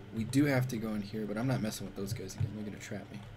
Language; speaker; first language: English; native; English